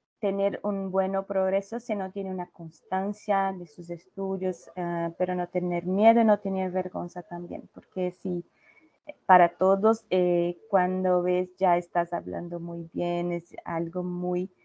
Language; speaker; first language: Spanish; non-native, learner; Portuguese